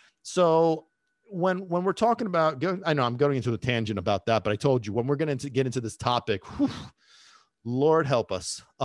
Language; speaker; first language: English; early bilingual, other home language; Italian